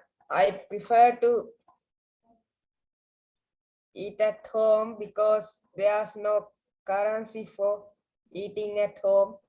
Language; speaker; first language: English; non-native, learner; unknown